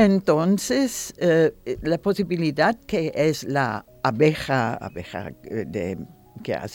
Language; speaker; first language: Spanish; non-native, learner; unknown